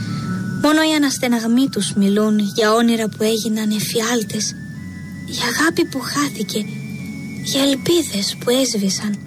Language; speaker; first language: Greek; native; Greek